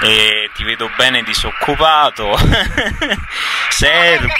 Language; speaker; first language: Italian; native; Italian